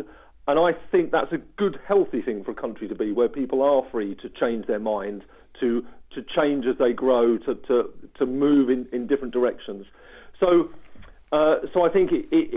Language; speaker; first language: English; native; English